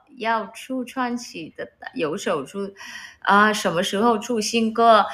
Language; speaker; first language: Chinese; non-native, learner; Vietnamese